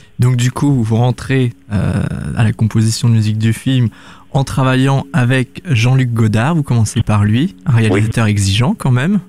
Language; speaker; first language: French; native; French